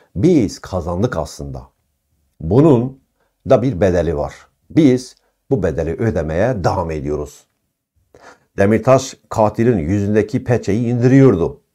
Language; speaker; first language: Turkish; non-native, local second language; Kurdish